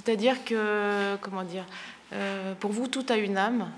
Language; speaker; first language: French; native; French